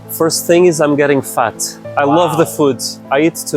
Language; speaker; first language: English; non-native, fluent; Portuguese